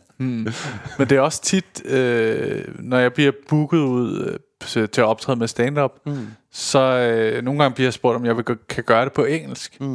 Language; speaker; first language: Danish; early bilingual, other home language; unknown